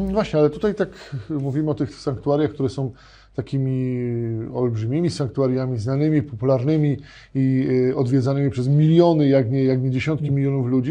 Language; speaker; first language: Polish; native; Polish